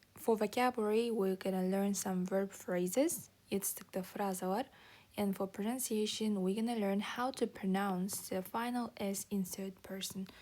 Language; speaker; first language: English; non-native, fluent; Kazakh